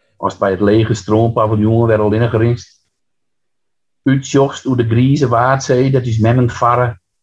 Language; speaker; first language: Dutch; non-native, local second language; Western Frisian